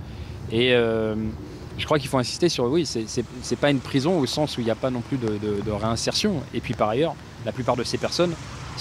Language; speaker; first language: French; native; French